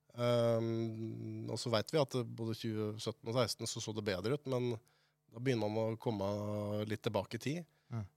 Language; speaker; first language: Norwegian; native; Norwegian